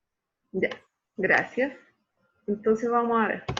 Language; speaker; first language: Spanish; native; Spanish